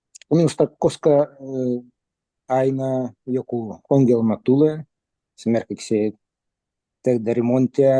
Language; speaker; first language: Finnish; non-native, learner; Russian